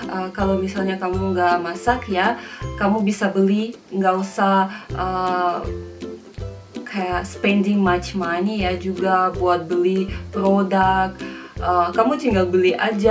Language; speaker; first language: Indonesian; non-native, fluent; Russian